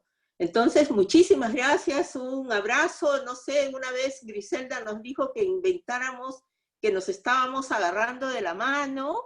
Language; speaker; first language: Spanish; native; Spanish